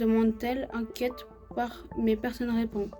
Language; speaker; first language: French; native; French